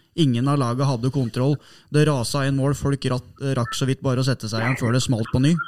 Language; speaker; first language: Norwegian; native; Norwegian